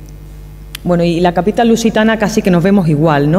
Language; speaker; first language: Spanish; native; Spanish